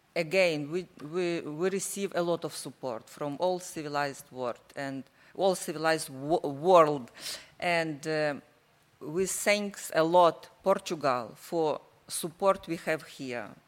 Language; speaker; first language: English; non-native, learner; Ukrainian